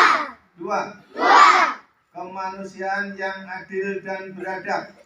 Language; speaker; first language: Indonesian; native; Indonesian